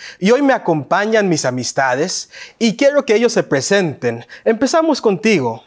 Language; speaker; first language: Spanish; early bilingual, heritage; Spanish